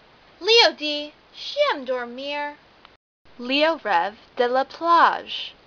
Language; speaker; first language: French; non-native, learner; English